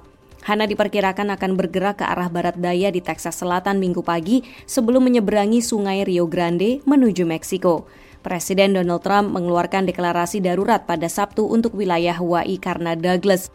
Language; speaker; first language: Indonesian; native; Indonesian